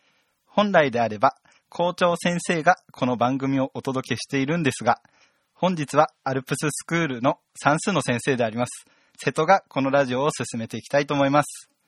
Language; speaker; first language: Japanese; native; Japanese